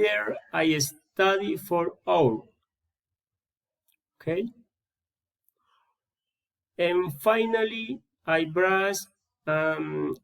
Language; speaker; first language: English; non-native, learner; Spanish